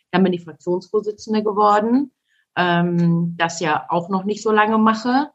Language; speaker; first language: German; early bilingual, other home language; Turkish